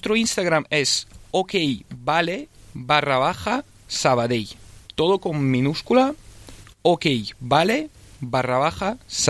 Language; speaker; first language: Spanish; early bilingual, other home language; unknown